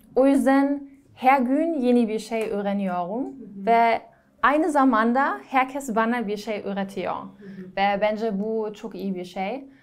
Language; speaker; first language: Turkish; non-native, learner; German